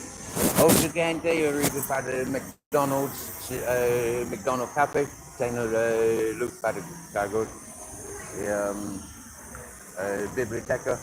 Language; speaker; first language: Spanish; non-native, learner; English